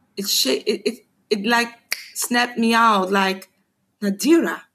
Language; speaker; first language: English; non-native, fluent; Papiamento